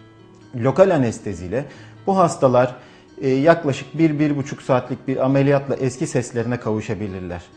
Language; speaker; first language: Turkish; native; Turkish